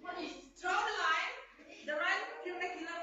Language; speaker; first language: English; non-native, learner; Indonesian